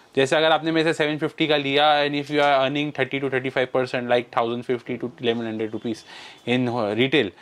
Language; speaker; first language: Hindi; non-native, local second language; Marwari